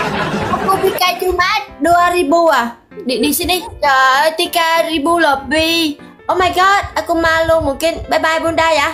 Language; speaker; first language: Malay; non-native, learner; Vietnamese